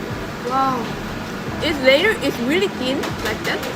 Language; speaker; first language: English; non-native, learner; Japanese